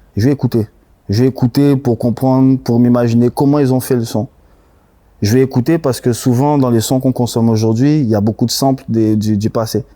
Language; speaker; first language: French; native; French